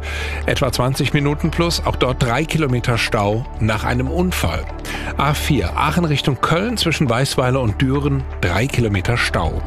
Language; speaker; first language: German; native; German